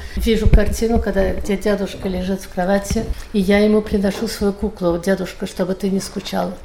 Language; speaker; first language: Russian; early bilingual, heritage; Russian